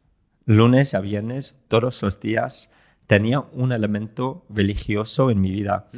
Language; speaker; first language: Spanish; non-native, fluent; English